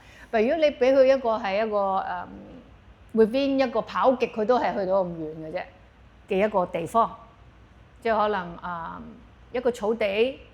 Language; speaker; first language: Cantonese; native; Cantonese